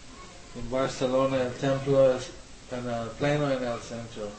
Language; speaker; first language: Spanish; non-native, learner; English